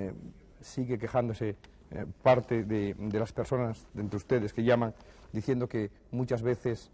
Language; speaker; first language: Spanish; native; Spanish